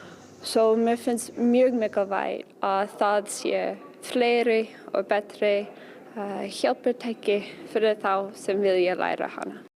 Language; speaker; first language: Icelandic; non-native, fluent; English